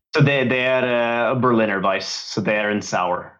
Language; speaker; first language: Norwegian; non-native, learner; English